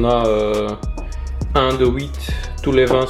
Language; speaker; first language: French; native; French